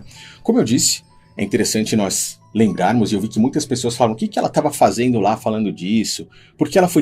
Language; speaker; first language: Portuguese; native; Portuguese